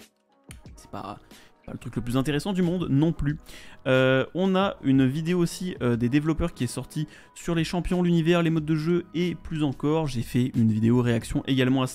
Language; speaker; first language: French; native; French